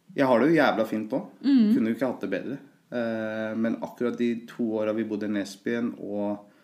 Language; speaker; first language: Norwegian; early bilingual, other home language; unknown